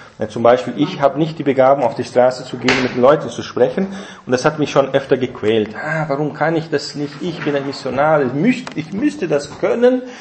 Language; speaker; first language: German; non-native, fluent; Portuguese